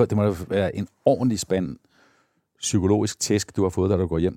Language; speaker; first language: Danish; native; Danish